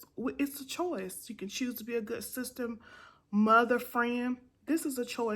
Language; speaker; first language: English; native; English